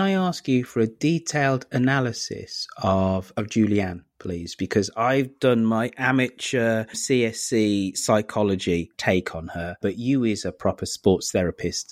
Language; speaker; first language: English; native; English